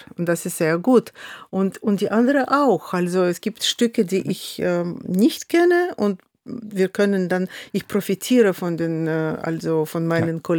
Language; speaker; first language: German; non-native, fluent; Russian